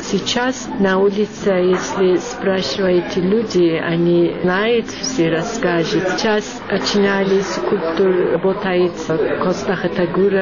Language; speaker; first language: Russian; non-native, learner; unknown